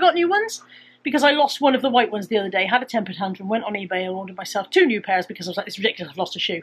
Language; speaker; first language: English; native; English